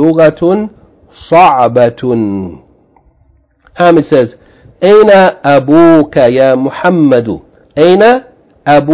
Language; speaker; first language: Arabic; non-native, fluent; English